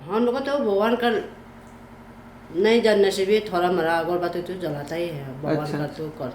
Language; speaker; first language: Hindi; non-native, local second language; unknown